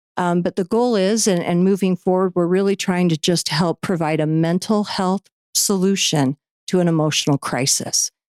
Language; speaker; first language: English; native; English